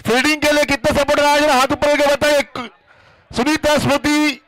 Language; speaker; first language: Hindi; non-native, local second language; Marathi